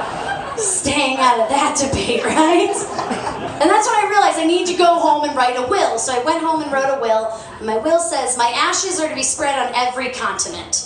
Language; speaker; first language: English; native; English